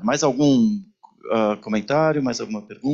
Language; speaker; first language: Portuguese; native; Portuguese